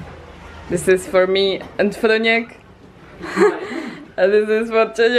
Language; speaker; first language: English; non-native, learner; Czech